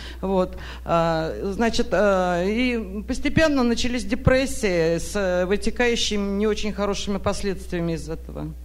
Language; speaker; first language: Russian; native; Russian